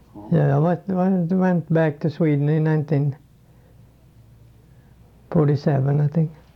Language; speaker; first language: English; non-native, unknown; Swedish